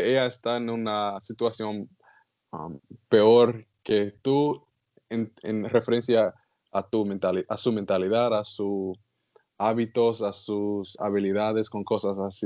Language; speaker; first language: Spanish; non-native, learner; English